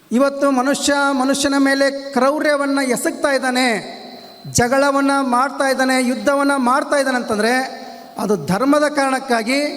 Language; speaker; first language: Kannada; native; Kannada